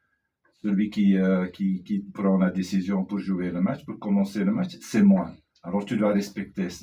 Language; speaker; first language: French; non-native, fluent; Dutch